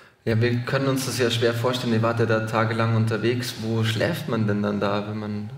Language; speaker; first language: German; native; German